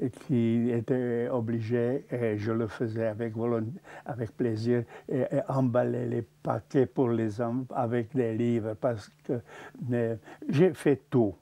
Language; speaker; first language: French; non-native, fluent; Czech